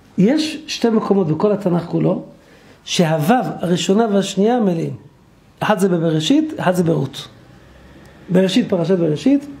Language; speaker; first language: Hebrew; native; Hebrew